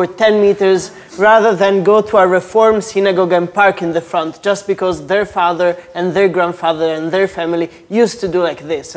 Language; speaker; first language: English; non-native, fluent; Italian